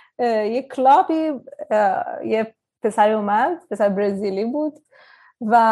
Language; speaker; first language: Persian; early bilingual, heritage; Persian